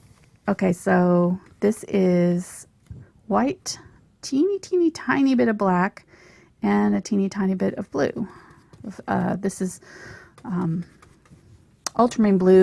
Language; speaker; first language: English; native; English